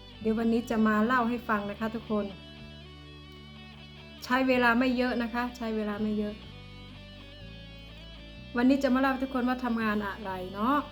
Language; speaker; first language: Thai; non-native, local second language; Northeastern Thai